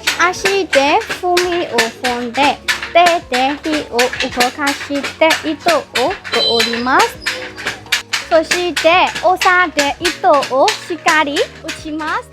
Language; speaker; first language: Japanese; non-native, learner; Burmese